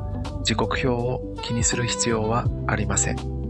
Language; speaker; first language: Japanese; native; Japanese